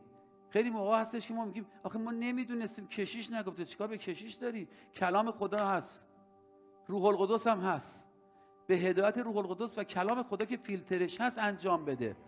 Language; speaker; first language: Persian; native; Persian